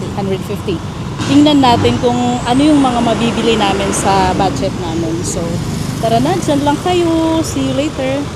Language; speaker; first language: Filipino; non-native, local second language; Waray